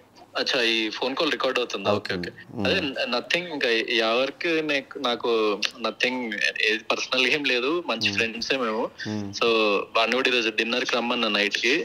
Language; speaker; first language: Telugu; native; Telugu